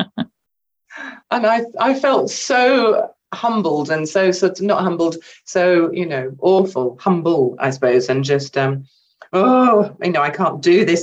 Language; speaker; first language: English; native; English